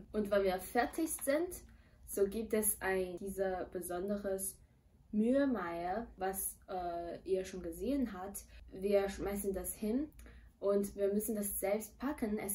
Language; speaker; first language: German; non-native, fluent; Chinese